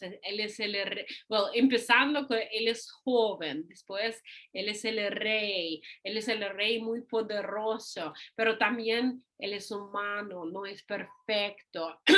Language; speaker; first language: Spanish; non-native, fluent; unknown